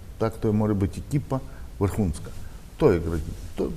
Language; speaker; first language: Slovenian; non-native, learner; Russian